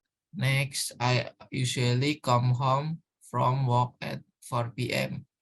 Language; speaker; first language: English; non-native, learner; Indonesian